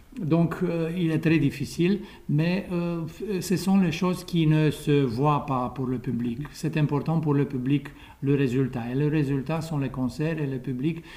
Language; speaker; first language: French; non-native, fluent; Romanian